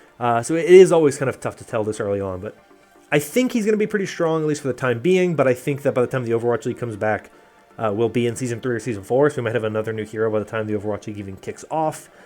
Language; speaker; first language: English; native; English